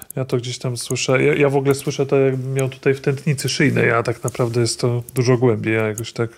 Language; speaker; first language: Polish; native; Polish